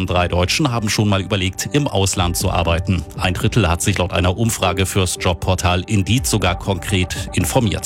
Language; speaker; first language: German; native; German